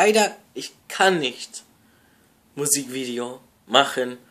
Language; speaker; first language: German; non-native, learner; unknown